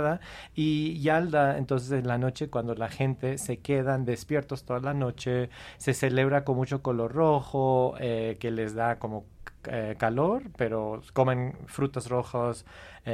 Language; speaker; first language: Spanish; non-native, fluent; English